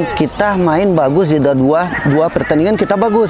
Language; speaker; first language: Indonesian; non-native, fluent; Portuguese